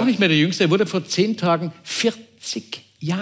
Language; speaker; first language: German; native; German